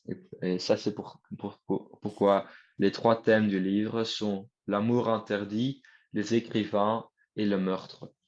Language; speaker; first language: French; non-native, learner; Dutch